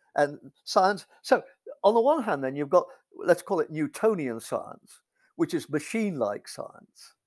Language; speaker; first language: English; native; English